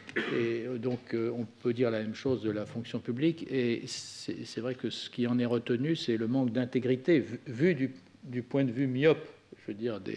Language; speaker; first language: French; native; French